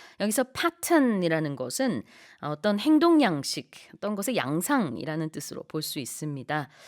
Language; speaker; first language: Korean; native; Korean